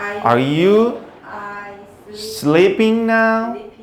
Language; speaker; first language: English; non-native, fluent; Korean